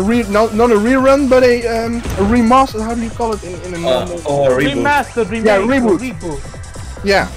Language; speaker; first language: English; non-native, fluent; Dutch